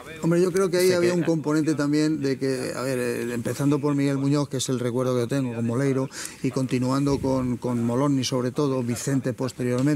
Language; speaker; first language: Spanish; native; Spanish